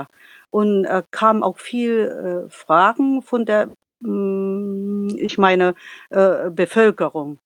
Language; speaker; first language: German; non-native, learner; Vietnamese